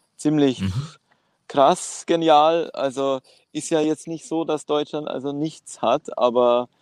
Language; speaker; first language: German; non-native, fluent; Greek